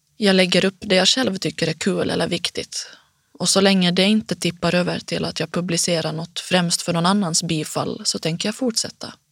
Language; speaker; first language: Swedish; native; Swedish